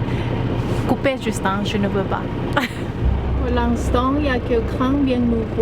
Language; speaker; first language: French; non-native, learner; Thai